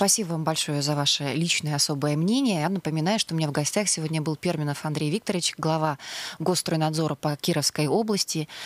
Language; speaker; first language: Russian; native; Russian